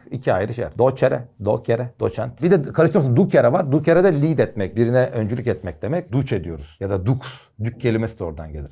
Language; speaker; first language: Turkish; native; Turkish